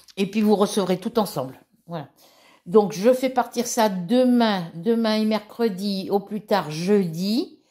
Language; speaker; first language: French; native; French